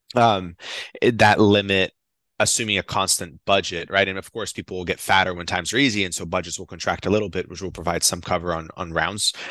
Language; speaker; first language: English; non-native, fluent; Portuguese